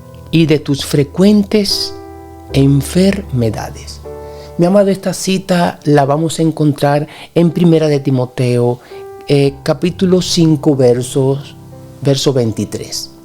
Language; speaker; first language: Spanish; native; Spanish